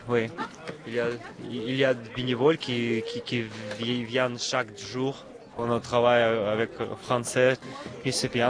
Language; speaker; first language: French; non-native, learner; Russian